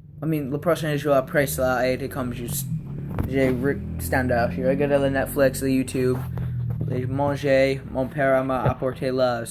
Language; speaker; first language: French; non-native, learner; English